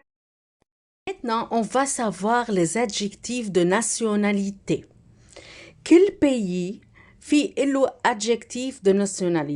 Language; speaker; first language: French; non-native, fluent; Arabic